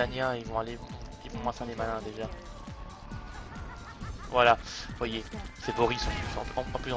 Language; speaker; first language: French; native; French